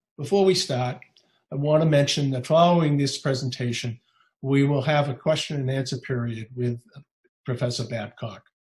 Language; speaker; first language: English; native; English